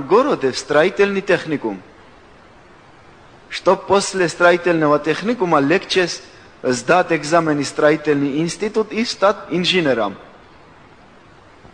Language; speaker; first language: Russian; non-native, local second language; Georgian